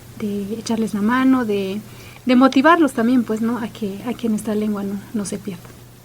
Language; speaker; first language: Spanish; non-native, local second language; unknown